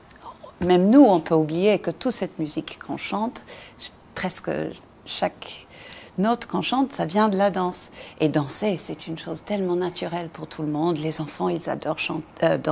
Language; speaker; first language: French; non-native, fluent; English